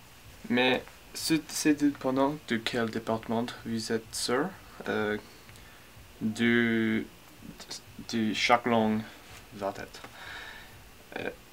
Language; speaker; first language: French; non-native, learner; English